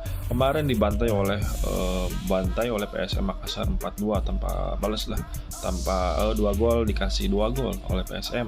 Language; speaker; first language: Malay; non-native, local second language; Sundanese